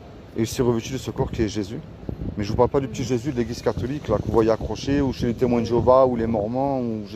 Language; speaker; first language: French; native; French